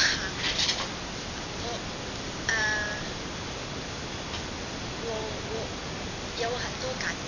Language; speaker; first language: Chinese; non-native, fluent; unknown